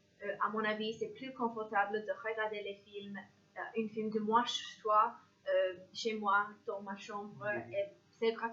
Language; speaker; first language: French; non-native, learner; English